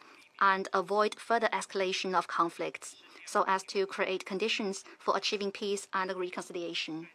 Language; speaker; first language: English; non-native, fluent; Chinese